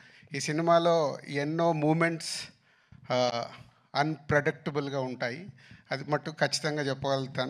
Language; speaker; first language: Telugu; native; Telugu